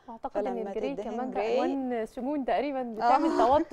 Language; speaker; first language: Arabic; native; Arabic